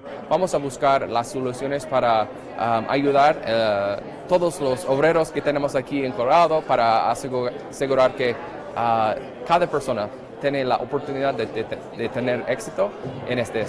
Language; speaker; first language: Spanish; early bilingual, other home language; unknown